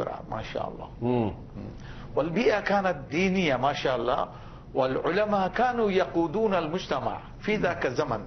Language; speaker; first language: Arabic; non-native, fluent; Bangla